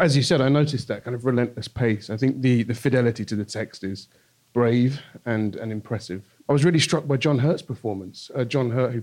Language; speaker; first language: English; native; English